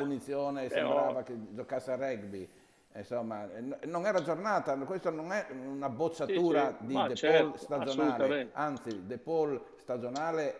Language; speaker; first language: Italian; native; Italian